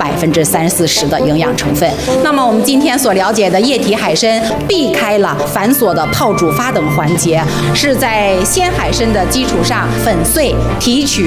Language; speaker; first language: Chinese; native; Chinese